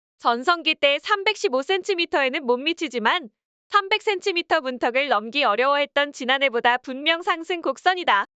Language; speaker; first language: Korean; native; Korean